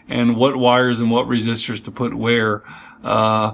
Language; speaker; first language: English; native; English